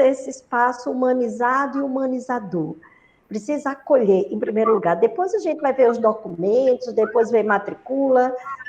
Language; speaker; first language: Portuguese; native; Portuguese